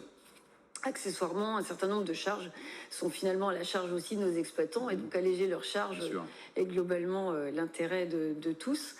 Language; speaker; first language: French; native; French